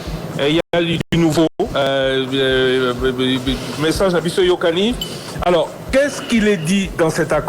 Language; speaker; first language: French; non-native, local second language; Lingala